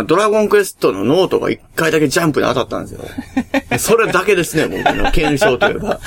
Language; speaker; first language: Japanese; native; Japanese